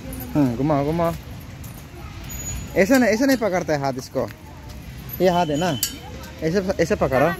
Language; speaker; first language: Hindi; non-native, local second language; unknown